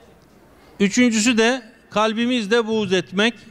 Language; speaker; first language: Turkish; native; Turkish